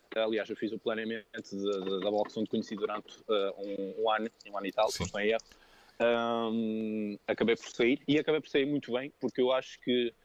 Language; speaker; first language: Portuguese; early bilingual, other home language; French